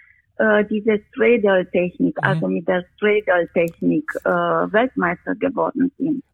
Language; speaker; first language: German; non-native, fluent; Romanian